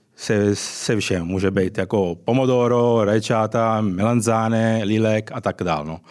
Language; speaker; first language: Czech; non-native, fluent; Italian